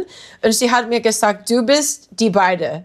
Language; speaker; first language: German; non-native, learner; English